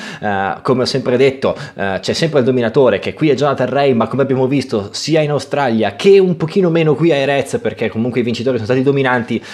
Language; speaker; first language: Italian; native; Italian